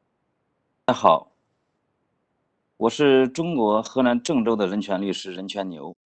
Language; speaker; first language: Chinese; native; Chinese